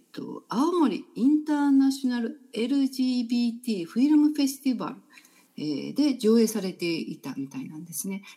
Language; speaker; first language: Japanese; native; Japanese